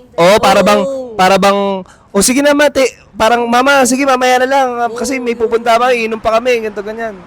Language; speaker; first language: Filipino; native; Filipino